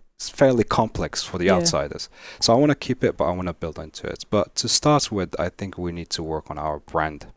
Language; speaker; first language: English; non-native, fluent; Arabic